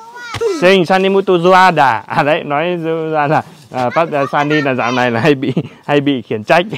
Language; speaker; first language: Vietnamese; native; Vietnamese